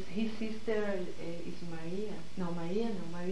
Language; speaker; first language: English; non-native, learner; Portuguese